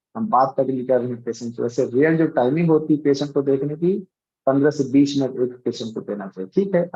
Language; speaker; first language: Hindi; native; Hindi